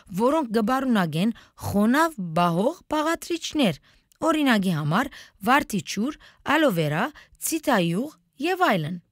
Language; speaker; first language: Armenian; early bilingual, heritage; Armenian